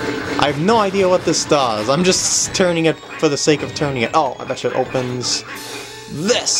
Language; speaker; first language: English; native; English